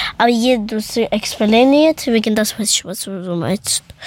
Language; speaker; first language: German; early bilingual, other home language; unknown